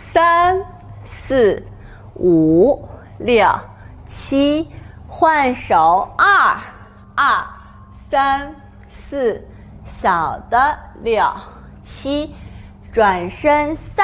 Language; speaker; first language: Chinese; native; Chinese